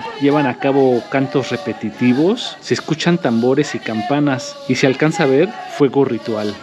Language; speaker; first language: Spanish; native; Spanish